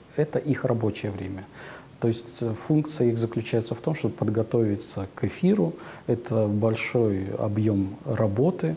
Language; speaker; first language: Russian; native; Russian